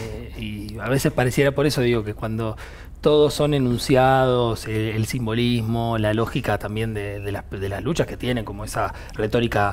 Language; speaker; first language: Spanish; native; Spanish